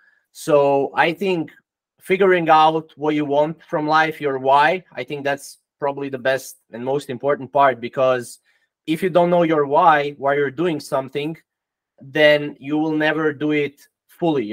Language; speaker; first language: English; non-native, fluent; Croatian